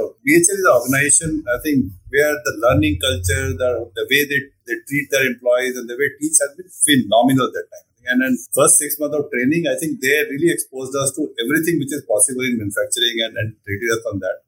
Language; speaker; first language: English; non-native, local second language; Punjabi